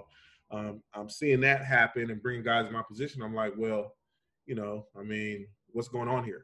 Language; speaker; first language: English; native; English